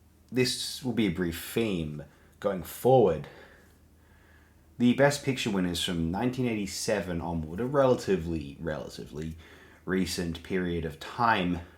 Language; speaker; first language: English; native; English